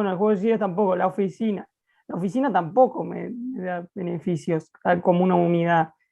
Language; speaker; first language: Spanish; native; Spanish